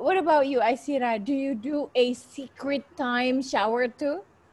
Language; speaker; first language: English; non-native, fluent; Indonesian